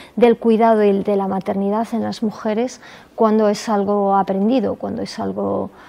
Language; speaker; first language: Spanish; non-native, local second language; Galician